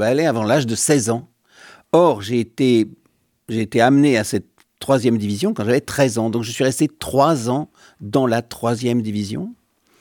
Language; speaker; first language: French; native; French